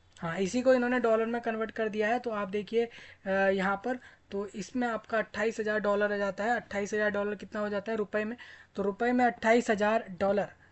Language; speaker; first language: Hindi; native; Hindi